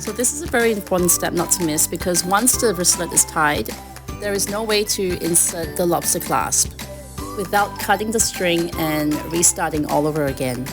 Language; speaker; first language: English; native; English